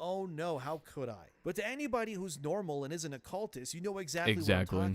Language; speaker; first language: English; native; English